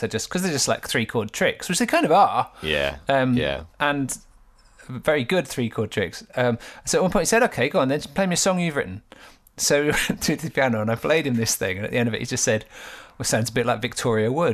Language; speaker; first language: English; native; English